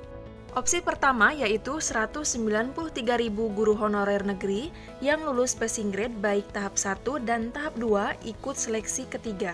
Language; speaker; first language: Indonesian; native; Indonesian